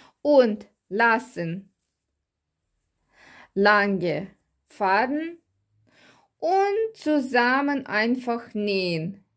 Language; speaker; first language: German; non-native, learner; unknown